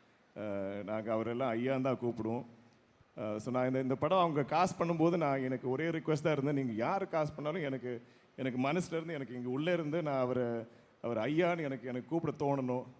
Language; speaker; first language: Tamil; non-native, fluent; Malayalam